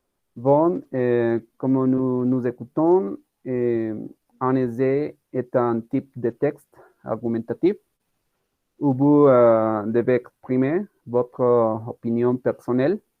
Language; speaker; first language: French; non-native, learner; Spanish